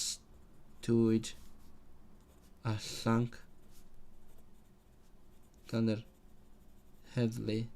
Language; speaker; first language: Welsh; non-native, learner; Cantonese